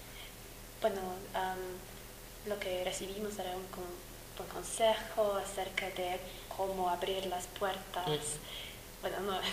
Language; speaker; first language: Spanish; non-native, fluent; English